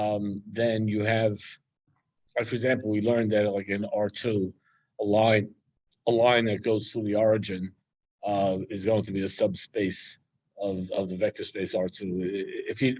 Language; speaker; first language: English; native; English